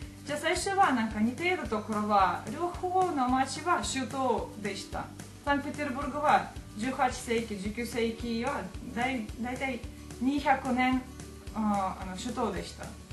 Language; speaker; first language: Japanese; non-native, fluent; Russian